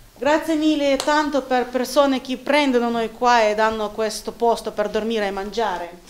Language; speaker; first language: Italian; non-native, learner; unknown